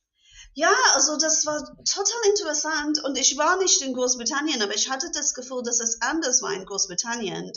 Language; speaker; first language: German; non-native, fluent; English